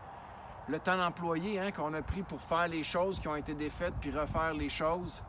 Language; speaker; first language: French; native; French